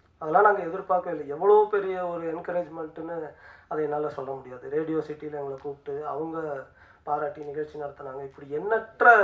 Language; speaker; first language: Tamil; native; Tamil